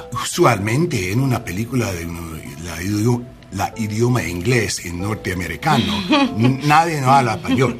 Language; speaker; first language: Spanish; non-native, learner; English